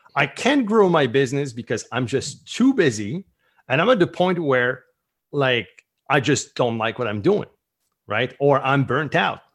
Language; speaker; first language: English; non-native, fluent; French